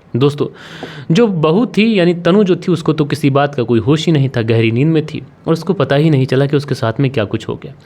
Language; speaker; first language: Hindi; native; Hindi